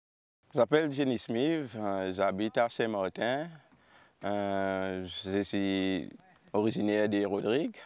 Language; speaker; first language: French; non-native, local second language; Morisyen